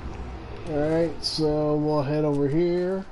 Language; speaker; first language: English; native; English